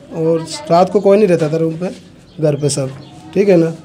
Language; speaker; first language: Hindi; native; Hindi